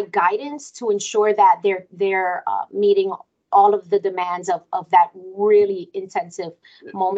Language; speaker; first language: English; early bilingual, other home language; Spanish